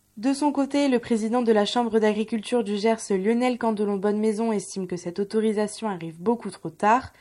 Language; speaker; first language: French; native; French